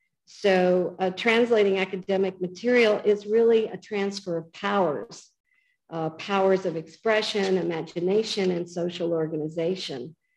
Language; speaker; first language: English; native; English